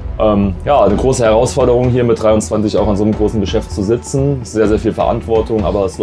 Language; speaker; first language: German; native; German